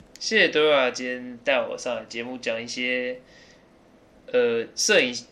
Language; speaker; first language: Chinese; early bilingual, other home language; English